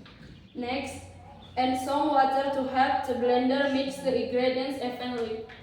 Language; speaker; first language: English; non-native, learner; Indonesian